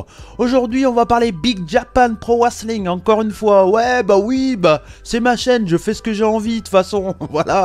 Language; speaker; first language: French; native; French